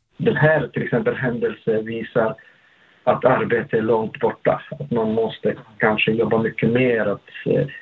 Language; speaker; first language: Swedish; non-native, fluent; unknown